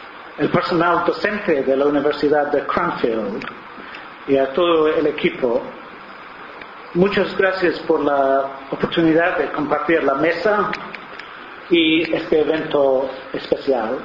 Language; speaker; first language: Spanish; non-native, fluent; English